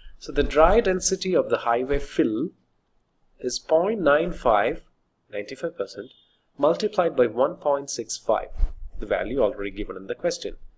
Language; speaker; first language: English; non-native, local second language; Malayalam